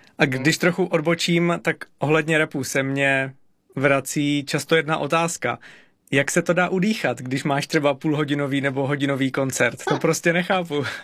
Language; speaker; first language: Czech; native; Czech